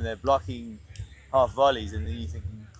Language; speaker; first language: English; native; English